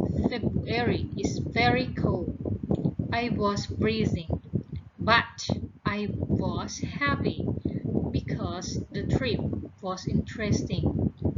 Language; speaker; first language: English; non-native, fluent; Thai